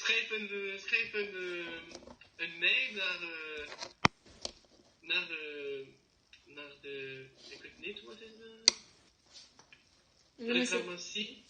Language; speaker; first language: Dutch; non-native, learner; French